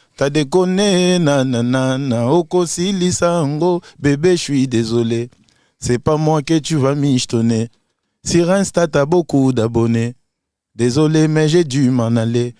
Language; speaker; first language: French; non-native, local second language; Lingala